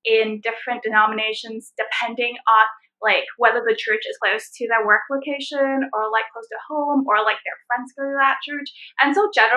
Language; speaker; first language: English; non-native, local second language; Cantonese